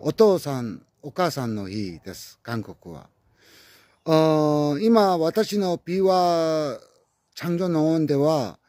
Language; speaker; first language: Japanese; non-native, learner; Korean